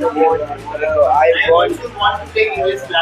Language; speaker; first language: English; non-native, fluent; Hindi